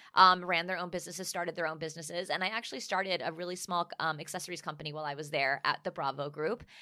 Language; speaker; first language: English; early bilingual, other home language; Spanish